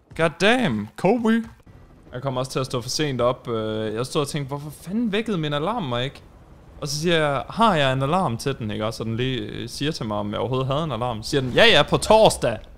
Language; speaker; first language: Danish; native; Danish